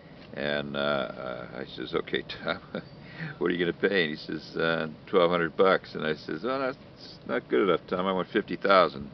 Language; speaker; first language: English; native; English